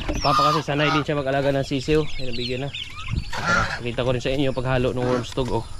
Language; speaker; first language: Filipino; non-native, local second language; Cebuano